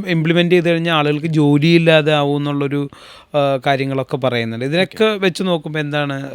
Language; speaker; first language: Malayalam; native; Malayalam